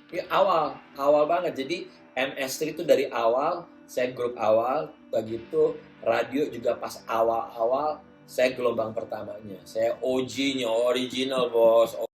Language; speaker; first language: Indonesian; native; Indonesian